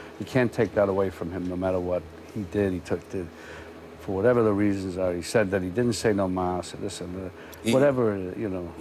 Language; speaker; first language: English; native; English